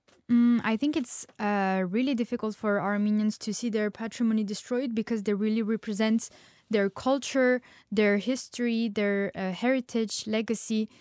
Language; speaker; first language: English; non-native, fluent; Armenian